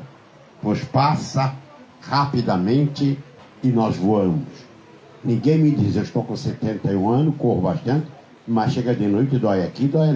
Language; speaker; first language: Portuguese; native; Portuguese